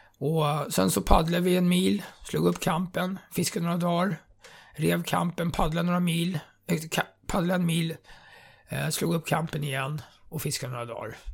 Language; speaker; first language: Swedish; native; Swedish